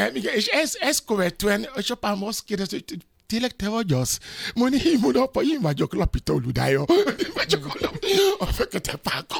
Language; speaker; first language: Hungarian; non-native, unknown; Yoruba